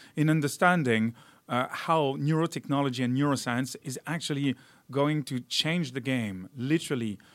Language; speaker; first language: English; non-native, fluent; French